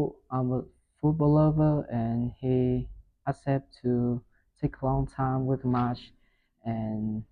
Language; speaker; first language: English; non-native, learner; Vietnamese